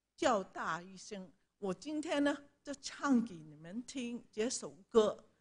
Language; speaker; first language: Chinese; non-native, local second language; Cantonese